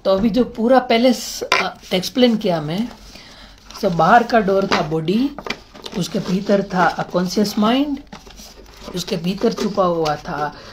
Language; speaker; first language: Hindi; non-native, local second language; Gujarati